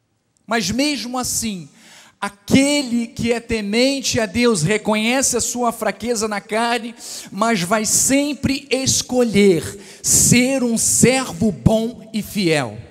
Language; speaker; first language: Portuguese; native; Portuguese